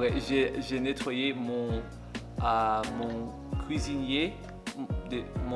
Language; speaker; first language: French; non-native, learner; English